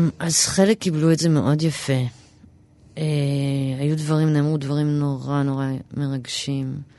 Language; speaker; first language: Hebrew; early bilingual, other home language; English